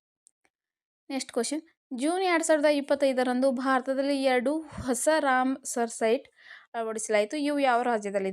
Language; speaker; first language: Kannada; native; Kannada